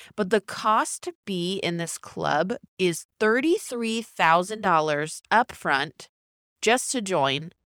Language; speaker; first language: English; native; English